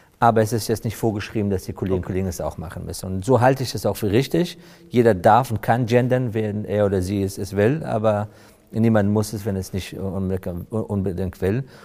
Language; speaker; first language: German; non-native, fluent; Persian